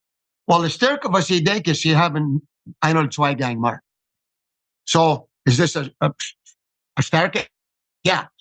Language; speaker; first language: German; non-native, fluent; English